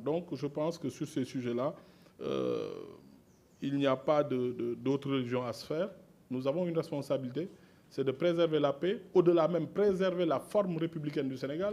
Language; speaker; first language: French; non-native, local second language; Wolof